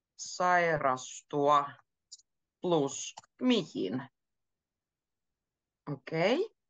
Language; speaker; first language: Finnish; native; Finnish